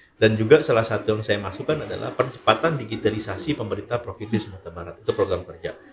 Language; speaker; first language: Indonesian; native; Indonesian